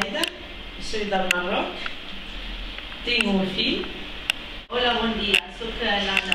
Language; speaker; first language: Spanish; non-native, learner; Portuguese